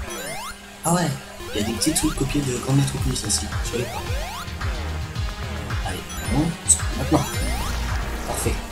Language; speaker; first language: French; native; French